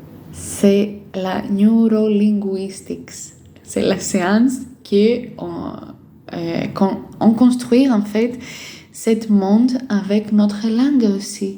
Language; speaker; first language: French; non-native, fluent; Greek